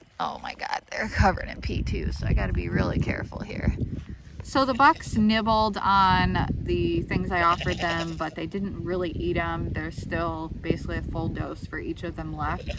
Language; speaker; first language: English; native; English